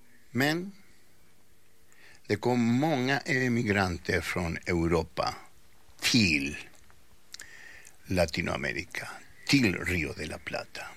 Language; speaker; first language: Swedish; non-native, learner; Spanish